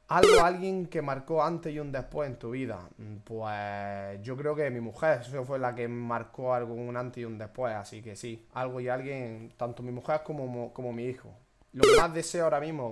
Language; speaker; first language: Spanish; native; Spanish